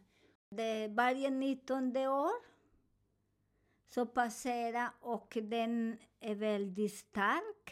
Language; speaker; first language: Swedish; non-native, learner; Spanish